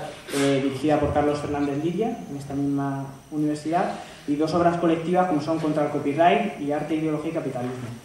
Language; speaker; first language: Spanish; native; Spanish